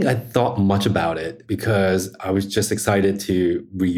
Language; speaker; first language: English; early bilingual, other home language; Chinese